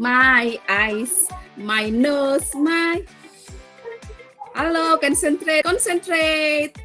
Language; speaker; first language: English; non-native, learner; Indonesian